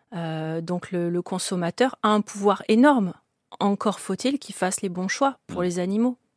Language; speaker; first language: French; native; French